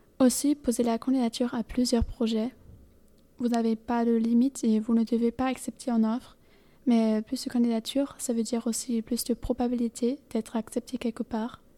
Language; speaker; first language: French; non-native, fluent; German